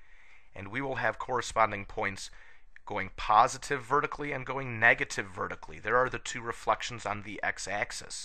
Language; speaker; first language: English; native; English